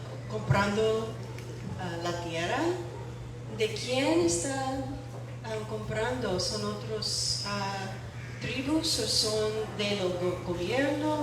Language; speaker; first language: Spanish; non-native, fluent; English